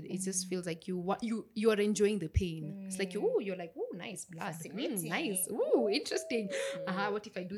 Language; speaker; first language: English; non-native, local second language; Swahili